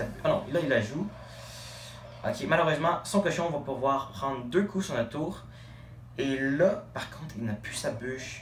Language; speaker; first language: French; native; French